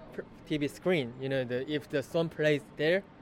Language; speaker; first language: English; non-native, learner; Korean